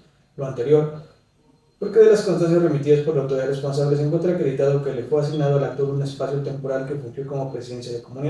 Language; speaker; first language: Spanish; native; Spanish